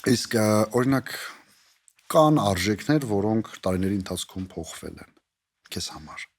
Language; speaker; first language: Armenian; native; Armenian